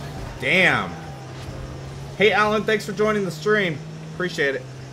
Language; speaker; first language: English; native; English